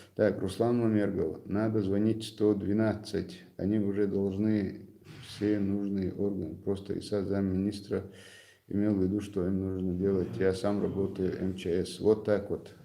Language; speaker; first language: Russian; non-native, local second language; Chechen